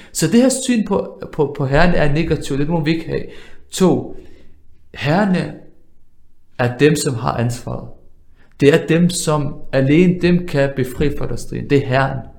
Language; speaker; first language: Danish; early bilingual, other home language; Arabic